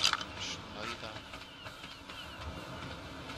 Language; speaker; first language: German; native; German